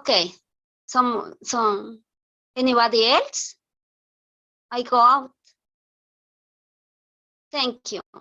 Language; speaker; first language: English; non-native, learner; Spanish